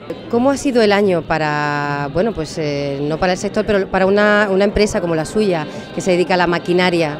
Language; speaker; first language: Spanish; native; Spanish